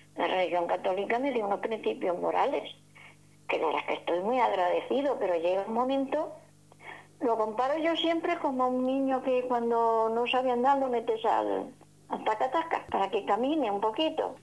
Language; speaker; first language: Spanish; native; Spanish